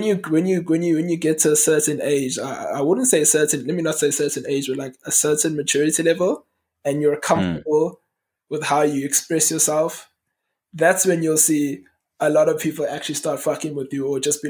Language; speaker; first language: English; native; English